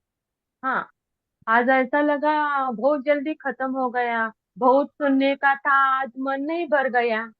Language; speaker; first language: Hindi; non-native, local second language; Marathi